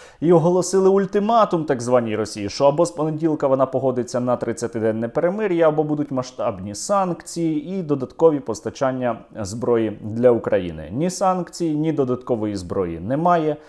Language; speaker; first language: Ukrainian; native; Ukrainian